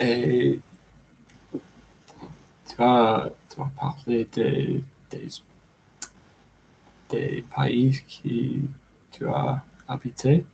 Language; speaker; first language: French; non-native, learner; English